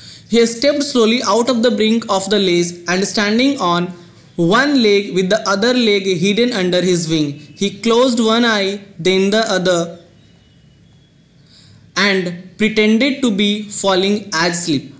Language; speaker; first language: English; non-native, local second language; Hindi